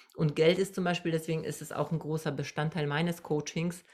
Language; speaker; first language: German; non-native, fluent; Polish